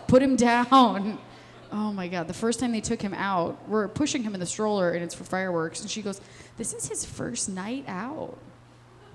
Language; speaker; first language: English; native; English